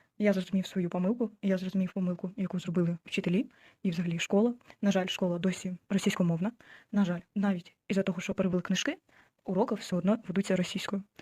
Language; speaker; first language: Ukrainian; non-native, local second language; Russian